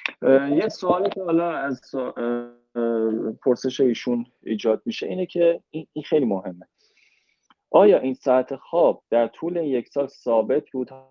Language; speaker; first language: Persian; native; Persian